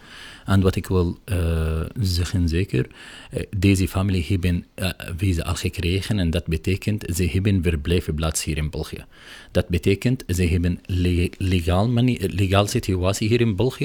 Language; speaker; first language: Dutch; non-native, learner; Arabic